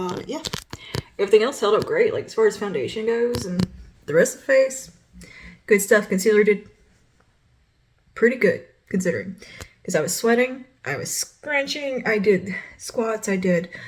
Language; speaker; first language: English; native; English